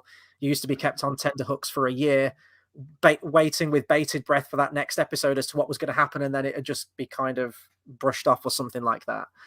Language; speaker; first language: English; native; English